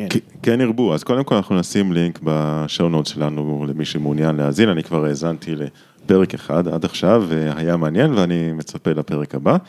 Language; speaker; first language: Hebrew; native; Hebrew